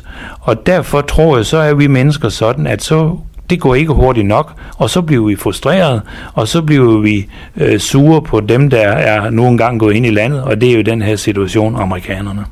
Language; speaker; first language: Danish; native; Danish